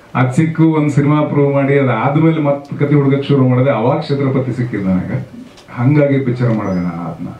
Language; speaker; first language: Kannada; native; Kannada